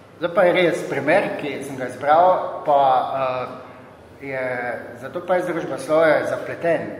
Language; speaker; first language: Slovenian; native; Slovenian